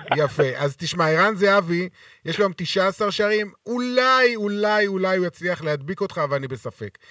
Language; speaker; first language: Hebrew; native; Hebrew